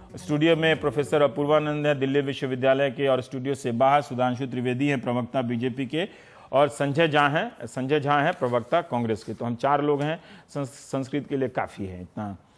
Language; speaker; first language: Hindi; non-native, local second language; Bhojpuri